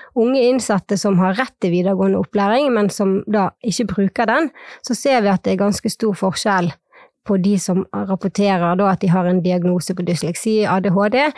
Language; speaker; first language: Norwegian; native; Norwegian